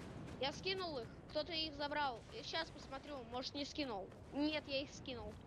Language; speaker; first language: Russian; native; Russian